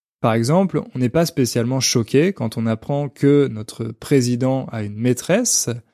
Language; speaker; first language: French; native; French